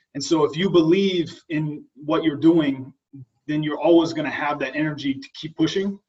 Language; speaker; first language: English; native; English